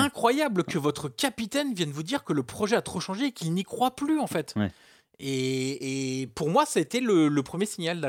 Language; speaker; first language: French; native; French